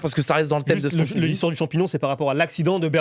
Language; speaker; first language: French; native; French